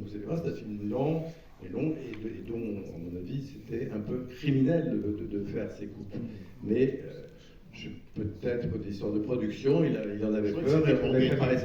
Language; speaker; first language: French; native; French